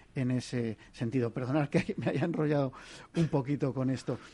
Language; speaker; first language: Spanish; native; Spanish